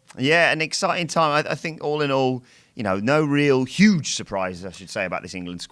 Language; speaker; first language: English; native; English